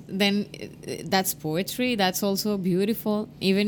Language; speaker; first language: English; non-native, fluent; Spanish